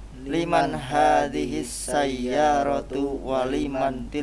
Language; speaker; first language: Arabic; non-native, learner; Indonesian